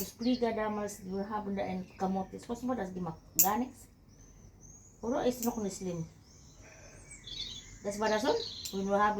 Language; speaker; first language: German; non-native, learner; Filipino